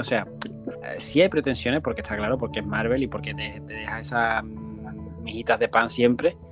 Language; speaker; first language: Spanish; native; Spanish